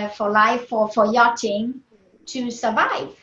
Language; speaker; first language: English; non-native, fluent; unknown